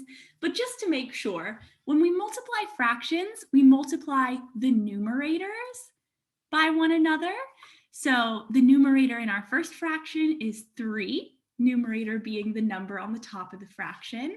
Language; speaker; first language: English; native; English